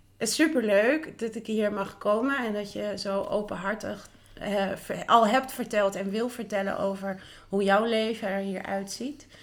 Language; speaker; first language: Dutch; native; Dutch